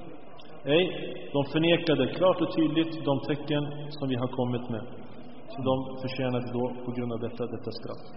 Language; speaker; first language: Swedish; early bilingual, other home language; Arabic